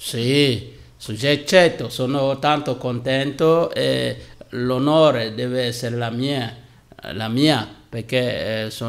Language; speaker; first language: Italian; non-native, learner; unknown